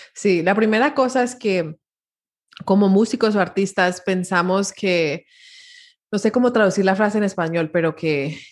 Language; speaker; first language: Spanish; early bilingual, heritage; Spanish